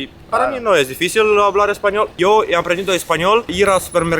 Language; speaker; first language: Spanish; non-native, learner; Romanian